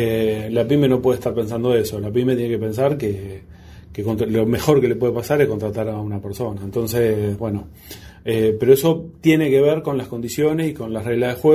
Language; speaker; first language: Spanish; native; Spanish